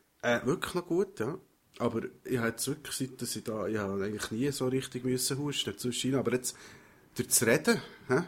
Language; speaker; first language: German; native; German